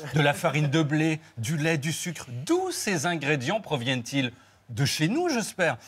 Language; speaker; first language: French; native; French